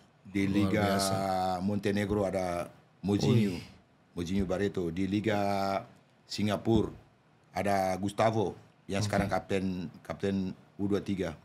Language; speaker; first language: Indonesian; non-native, local second language; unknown